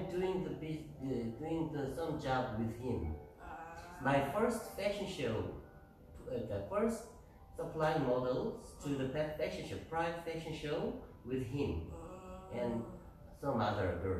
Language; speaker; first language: English; non-native, learner; Korean